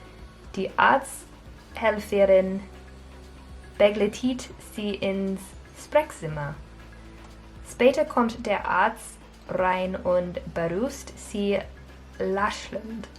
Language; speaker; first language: German; non-native, learner; English